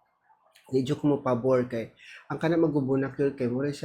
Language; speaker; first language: Cebuano; native; Cebuano